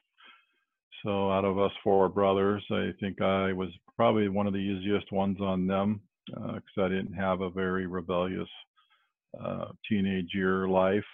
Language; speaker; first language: English; native; English